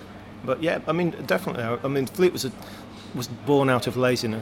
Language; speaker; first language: English; native; English